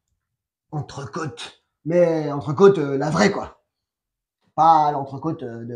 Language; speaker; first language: French; non-native, fluent; Spanish